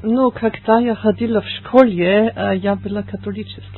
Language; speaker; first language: Russian; non-native, learner; German